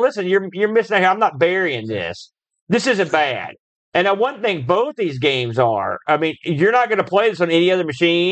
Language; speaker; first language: English; native; English